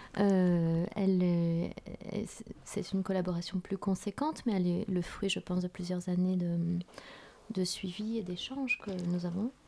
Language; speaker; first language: French; early bilingual, other home language; Vietnamese